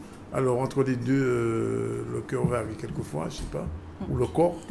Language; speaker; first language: French; native; French